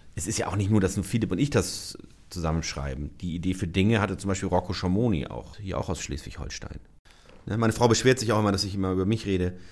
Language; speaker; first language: German; native; German